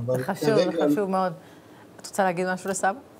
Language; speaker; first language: Hebrew; native; Hebrew